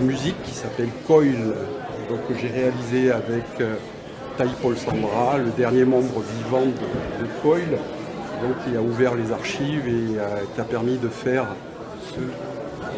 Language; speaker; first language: French; native; French